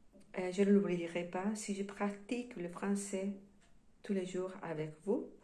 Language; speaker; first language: French; non-native, fluent; Spanish